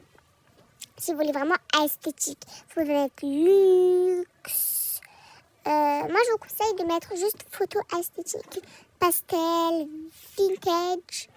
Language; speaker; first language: French; native; French